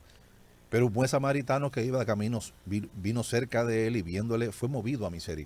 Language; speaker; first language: Spanish; native; Spanish